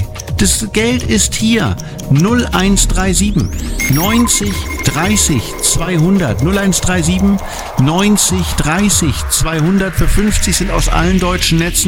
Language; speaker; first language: German; native; German